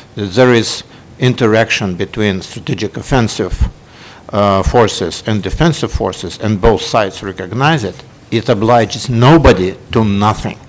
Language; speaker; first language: English; non-native, fluent; Russian